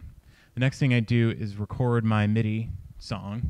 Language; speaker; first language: English; native; English